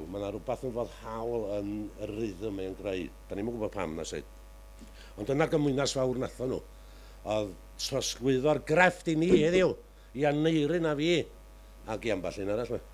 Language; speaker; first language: Welsh; native; Welsh